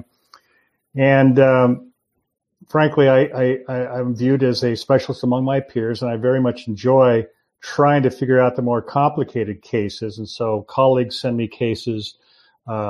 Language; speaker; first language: English; native; English